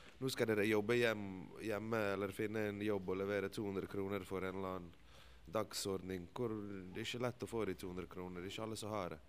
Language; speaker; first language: Norwegian; early bilingual, other home language; Bosnian